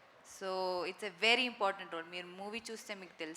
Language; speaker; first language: Telugu; non-native, local second language; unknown